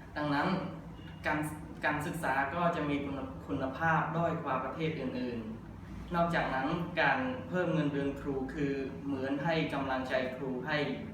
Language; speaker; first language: Thai; non-native, learner; Khmer